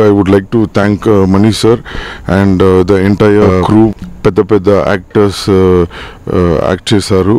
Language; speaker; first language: Telugu; non-native, learner; Tamil